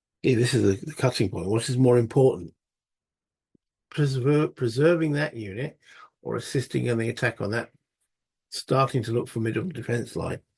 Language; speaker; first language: English; native; English